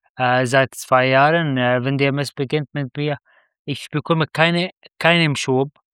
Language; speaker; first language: German; non-native, learner; Arabic